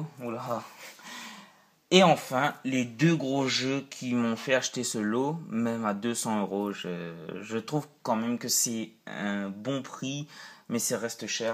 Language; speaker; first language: French; native; French